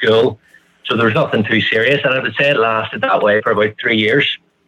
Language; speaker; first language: English; native; English